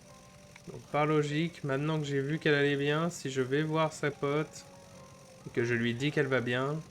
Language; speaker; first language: French; native; French